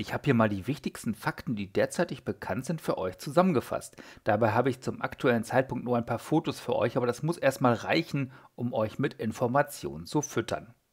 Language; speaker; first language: German; native; German